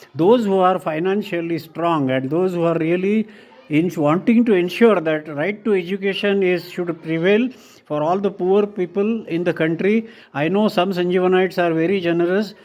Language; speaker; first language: English; non-native, local second language; Marathi